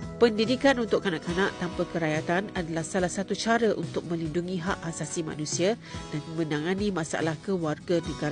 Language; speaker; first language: Malay; native; Malay